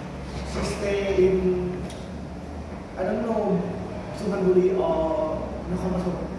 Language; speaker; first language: English; non-native, learner; Thai